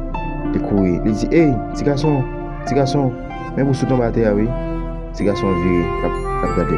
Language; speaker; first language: French; non-native, learner; Haitian Creole